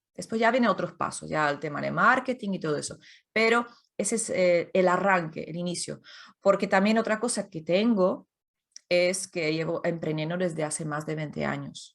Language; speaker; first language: Spanish; non-native, fluent; Czech